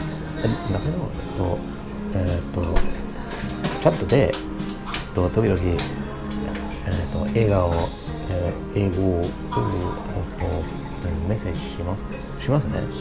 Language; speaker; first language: Japanese; non-native, learner; English